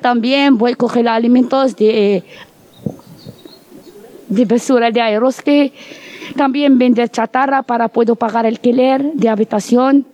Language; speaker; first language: Spanish; non-native, learner; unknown